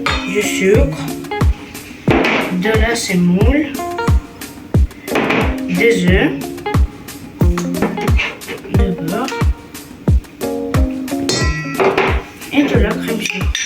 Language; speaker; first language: French; non-native, learner; Ukrainian